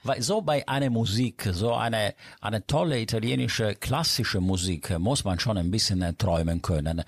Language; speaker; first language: German; non-native, fluent; Italian